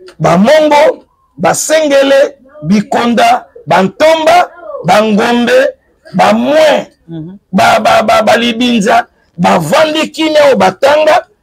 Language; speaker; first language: Lingala; native; Lingala